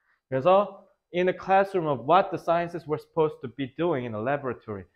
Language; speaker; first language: English; non-native, fluent; Korean